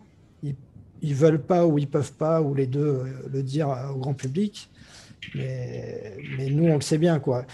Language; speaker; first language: French; native; French